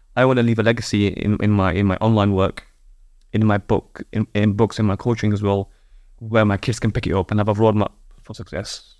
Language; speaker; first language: English; native; English